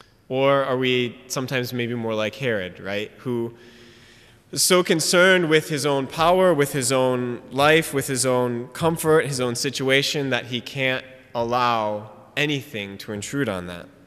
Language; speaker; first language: English; native; English